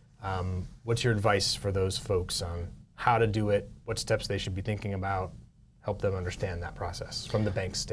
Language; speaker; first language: English; native; English